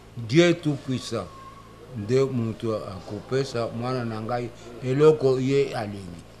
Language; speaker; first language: Lingala; non-native, local second language; Luba-Lulua